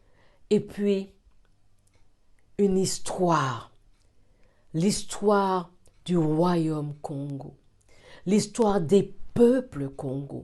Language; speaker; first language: French; native; French